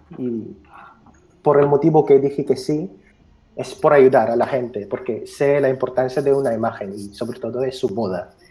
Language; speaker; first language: Spanish; non-native, fluent; Filipino